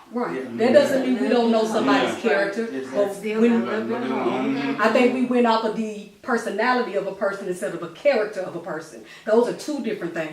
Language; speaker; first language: English; native; English